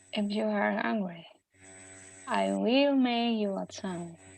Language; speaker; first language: English; non-native, learner; Spanish